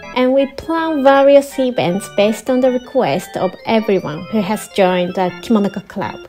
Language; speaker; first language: English; non-native, fluent; Japanese